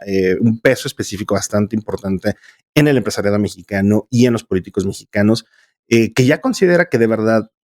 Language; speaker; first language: Spanish; native; Spanish